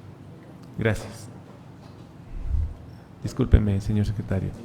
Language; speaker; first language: Spanish; native; Spanish